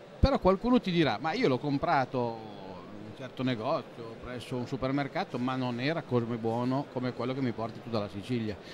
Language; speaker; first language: Italian; native; Italian